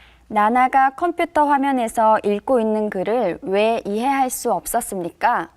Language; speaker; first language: Korean; native; Korean